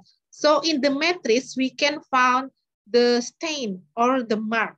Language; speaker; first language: English; non-native, learner; Indonesian